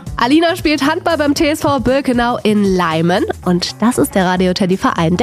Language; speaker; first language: German; native; German